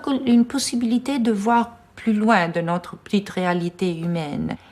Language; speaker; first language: French; non-native, fluent; Italian